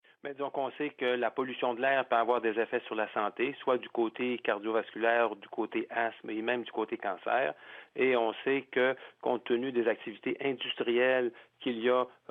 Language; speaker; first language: French; native; French